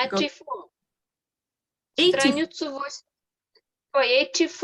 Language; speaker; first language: Russian; non-native, local second language; Kyrgyz